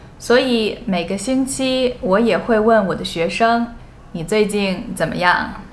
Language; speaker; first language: Chinese; native; Chinese